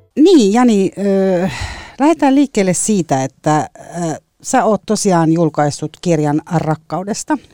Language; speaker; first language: Finnish; native; Finnish